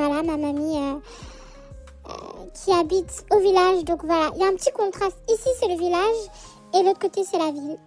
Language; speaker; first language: French; native; French